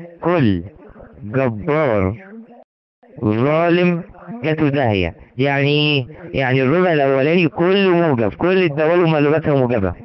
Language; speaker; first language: Arabic; native; Arabic